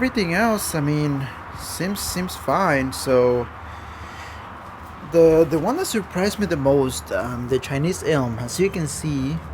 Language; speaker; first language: English; non-native, fluent; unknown